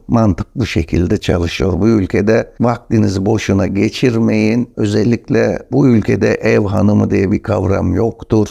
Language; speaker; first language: Turkish; native; Turkish